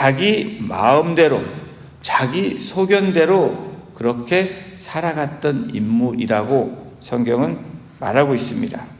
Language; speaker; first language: Korean; native; Korean